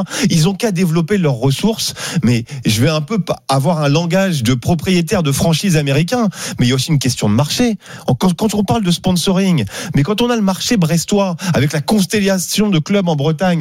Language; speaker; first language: French; native; French